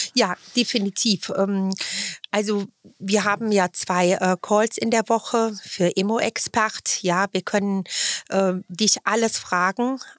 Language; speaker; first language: German; native; German